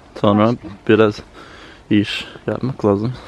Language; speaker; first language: Turkish; non-native, learner; Swedish